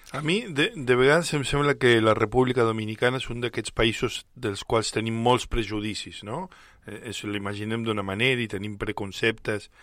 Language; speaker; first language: Catalan; native; Catalan